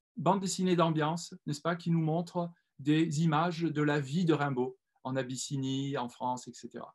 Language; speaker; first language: French; native; French